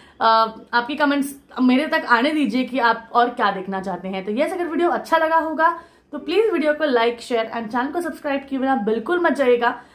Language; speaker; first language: Hindi; non-native, local second language; Marathi